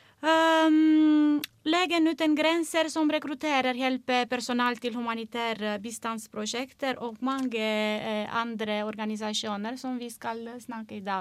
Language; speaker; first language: Norwegian; non-native, fluent; Romanian